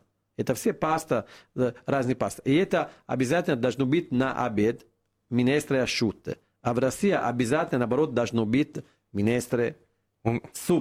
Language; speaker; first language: Russian; non-native, fluent; Italian